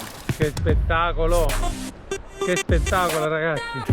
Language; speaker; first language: Italian; native; Italian